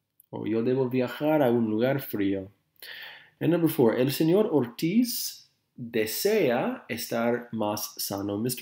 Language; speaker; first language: Spanish; non-native, fluent; English